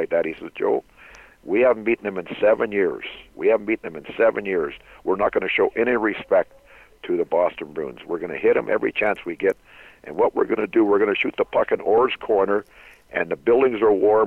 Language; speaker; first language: English; native; English